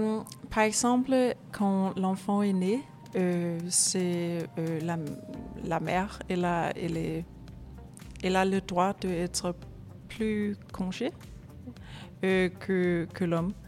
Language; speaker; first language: French; non-native, learner; Danish